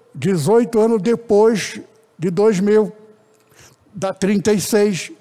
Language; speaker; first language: Portuguese; early bilingual, other home language; Japanese